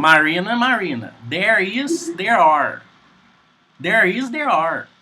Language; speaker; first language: English; non-native, fluent; Portuguese